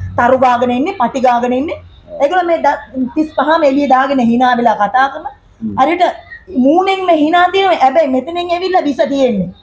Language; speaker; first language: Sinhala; non-native, local second language; Tamil